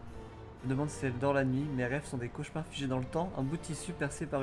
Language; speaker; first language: French; native; French